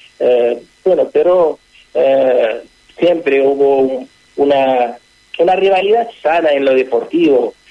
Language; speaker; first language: Spanish; non-native, fluent; Arabic